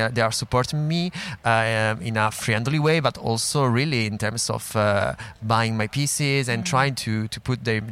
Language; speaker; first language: English; non-native, fluent; Italian